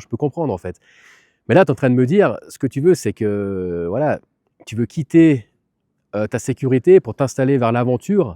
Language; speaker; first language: French; native; French